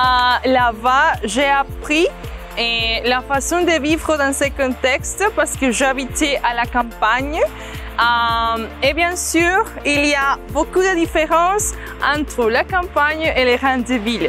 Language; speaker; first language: French; non-native, fluent; Spanish